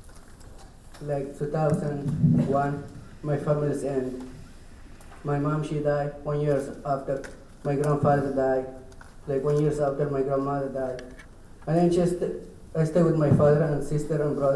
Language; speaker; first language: English; non-native, learner; Kʼicheʼ